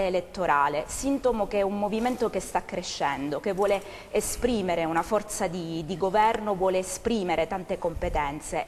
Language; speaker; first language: Italian; native; Italian